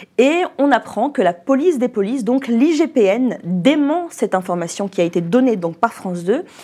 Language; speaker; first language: French; native; French